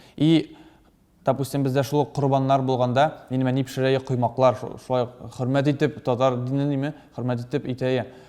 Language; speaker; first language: Tatar; native; Tatar